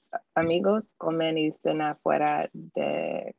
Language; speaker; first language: Spanish; non-native, learner; English